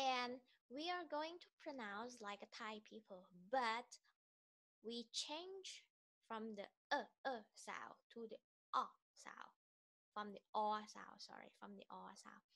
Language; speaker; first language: English; non-native, fluent; Thai